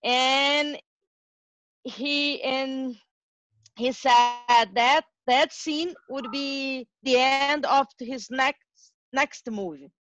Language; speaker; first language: English; non-native, learner; Portuguese